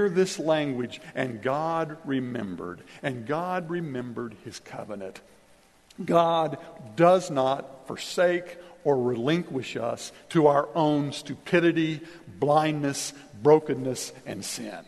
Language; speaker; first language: English; native; English